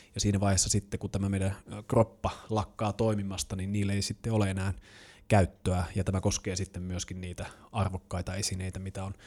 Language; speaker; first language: Finnish; native; Finnish